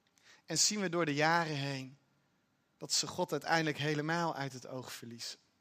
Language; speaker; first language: Dutch; native; Dutch